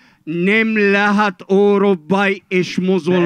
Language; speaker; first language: Hungarian; non-native, fluent; Arabic